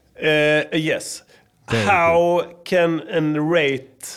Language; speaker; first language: English; non-native, fluent; Swedish